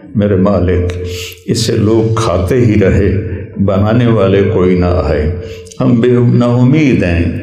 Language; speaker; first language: Urdu; non-native, local second language; Punjabi